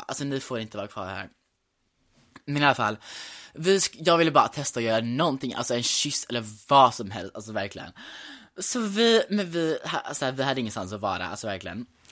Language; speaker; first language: Swedish; early bilingual, heritage; Swedish